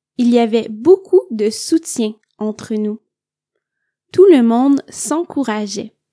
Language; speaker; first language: French; native; French